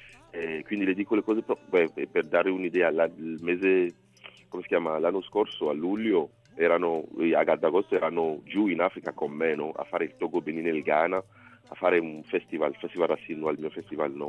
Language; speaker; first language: Italian; non-native, fluent; Ewe